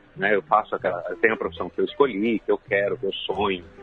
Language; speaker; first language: Portuguese; native; Portuguese